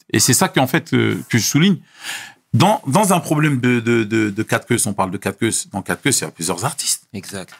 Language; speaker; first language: French; early bilingual, other home language; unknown